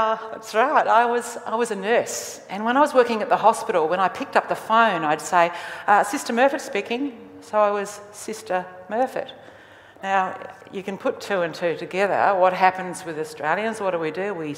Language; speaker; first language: English; native; English